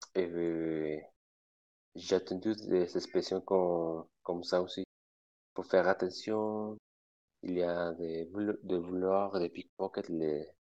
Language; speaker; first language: French; non-native, fluent; Spanish